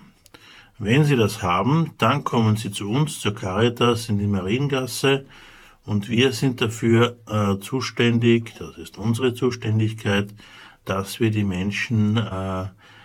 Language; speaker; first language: German; native; German